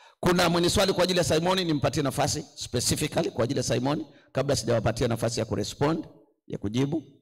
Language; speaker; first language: Swahili; native; Swahili